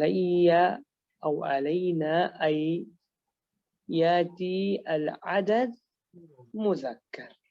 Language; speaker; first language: Arabic; non-native, fluent; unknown